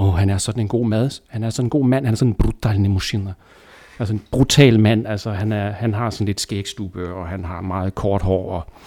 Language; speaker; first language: Danish; native; Danish